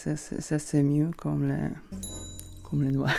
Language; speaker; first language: French; non-native, learner; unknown